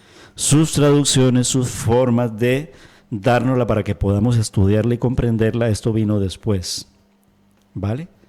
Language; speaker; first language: Spanish; native; Spanish